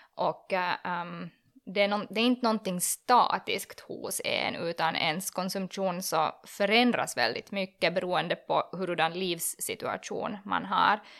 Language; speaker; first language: Swedish; native; Swedish